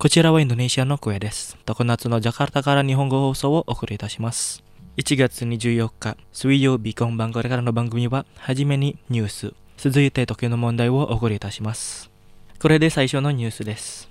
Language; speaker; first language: Japanese; non-native, fluent; Indonesian